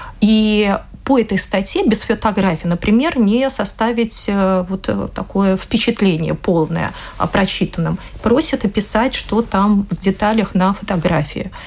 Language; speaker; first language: Russian; native; Russian